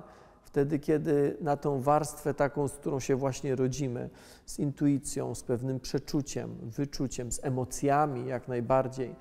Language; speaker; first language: Polish; native; Polish